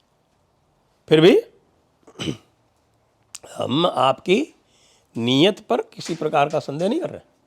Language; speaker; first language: Hindi; native; Hindi